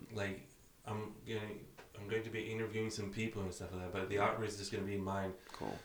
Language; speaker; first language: English; non-native, fluent; Greek